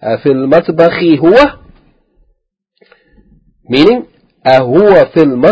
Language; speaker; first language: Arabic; non-native, fluent; English